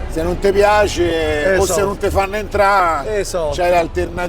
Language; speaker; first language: Italian; native; Italian